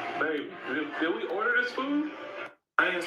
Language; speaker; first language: English; native; English